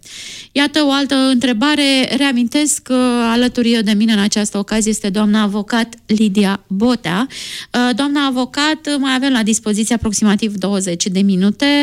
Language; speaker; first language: Romanian; native; Romanian